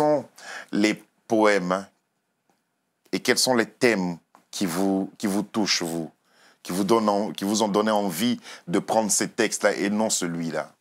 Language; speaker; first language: French; native; French